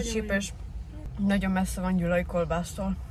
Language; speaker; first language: Hungarian; non-native, fluent; English